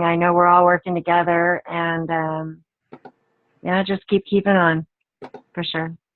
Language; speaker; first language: English; native; English